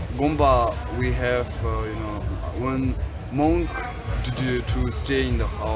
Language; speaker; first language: English; non-native, learner; Tibetan